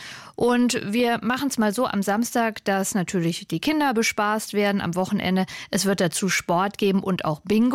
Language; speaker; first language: German; native; German